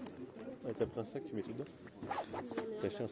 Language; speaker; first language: French; native; French